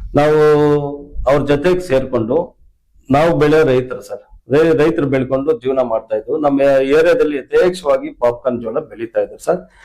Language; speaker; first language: Kannada; native; Kannada